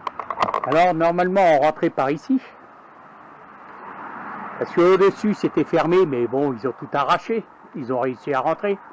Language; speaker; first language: French; native; French